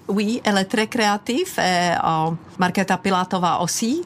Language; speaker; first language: French; non-native, fluent; Czech